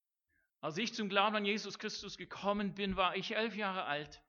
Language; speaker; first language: German; non-native, fluent; English